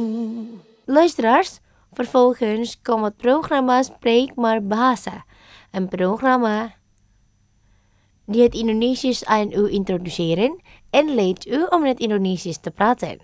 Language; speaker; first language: Dutch; non-native, learner; Indonesian